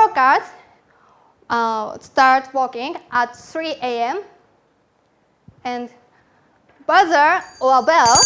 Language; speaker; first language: English; non-native, learner; Japanese